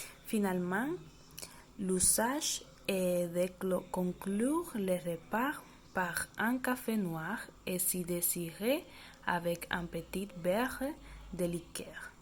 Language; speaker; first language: French; non-native, learner; Spanish